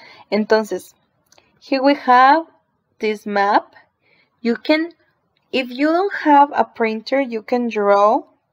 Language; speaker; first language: English; non-native, fluent; Spanish